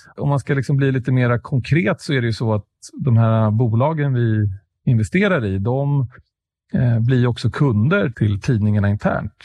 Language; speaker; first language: Swedish; native; Swedish